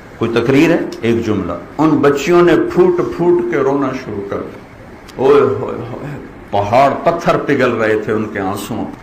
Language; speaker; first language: Urdu; non-native, local second language; Punjabi